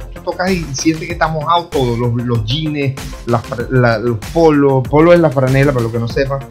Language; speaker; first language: Spanish; native; Spanish